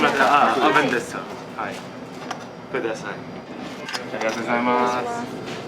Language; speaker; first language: Japanese; non-native, learner; English